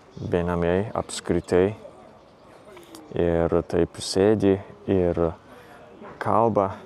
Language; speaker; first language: Lithuanian; non-native, fluent; Japanese